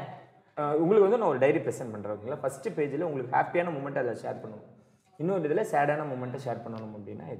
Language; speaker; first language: Tamil; native; Tamil